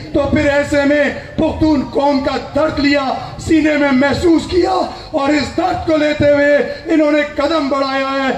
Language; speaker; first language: Urdu; non-native, local second language; Pashto